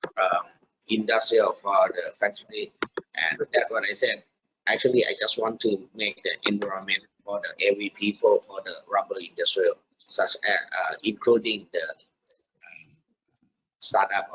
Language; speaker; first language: English; non-native, learner; Thai